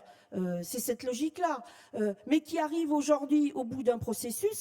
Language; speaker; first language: French; native; French